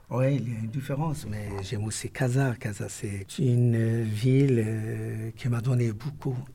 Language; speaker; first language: French; non-native, local second language; Arabic